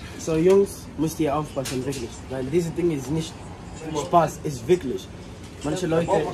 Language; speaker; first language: German; non-native, learner; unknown